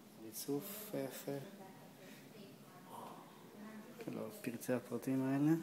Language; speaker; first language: Hebrew; native; Hebrew